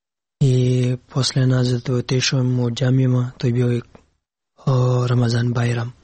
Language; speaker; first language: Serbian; non-native, learner; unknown